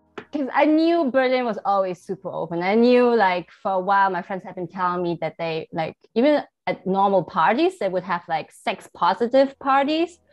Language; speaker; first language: English; early bilingual, heritage; Chinese